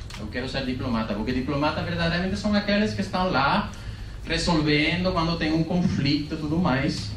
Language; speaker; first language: Portuguese; non-native, fluent; Spanish